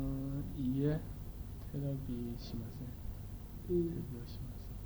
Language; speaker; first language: Japanese; non-native, learner; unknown